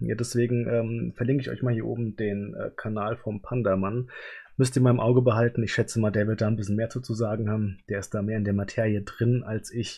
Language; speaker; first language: German; native; German